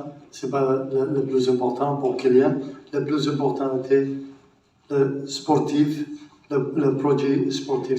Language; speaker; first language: French; non-native, learner; Arabic